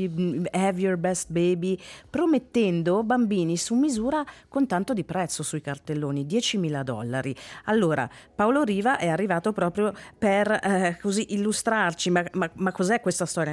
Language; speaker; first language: Italian; native; Italian